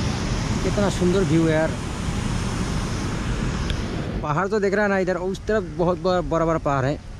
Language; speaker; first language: Hindi; non-native, local second language; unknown